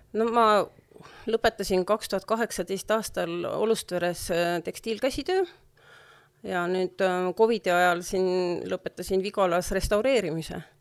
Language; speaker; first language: Estonian; native; Estonian